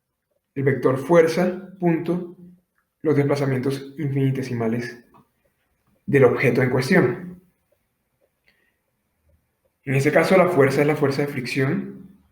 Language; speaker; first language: Spanish; native; Spanish